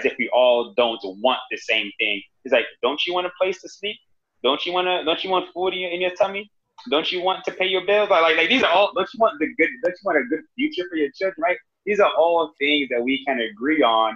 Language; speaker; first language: English; native; English